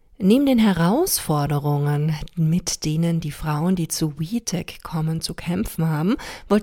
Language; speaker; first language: German; native; German